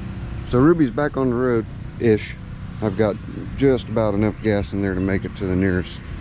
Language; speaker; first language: English; native; English